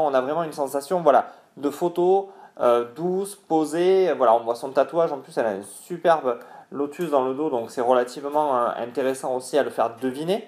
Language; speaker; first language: French; native; French